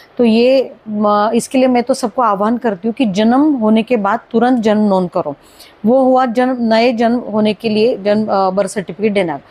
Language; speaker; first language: Hindi; non-native, local second language; Marathi